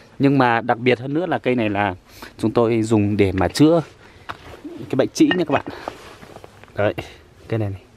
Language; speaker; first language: Vietnamese; non-native, local second language; Iu Mien